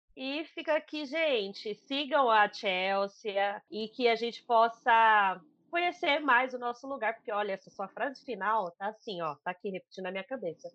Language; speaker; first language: Portuguese; native; Portuguese